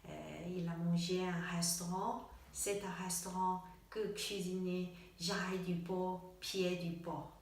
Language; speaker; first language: French; non-native, learner; Chinese